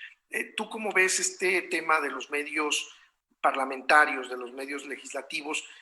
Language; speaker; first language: Spanish; native; Spanish